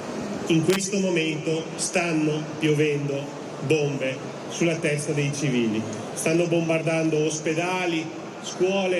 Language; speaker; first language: Italian; native; Italian